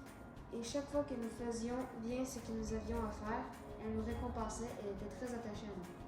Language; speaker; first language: French; native; French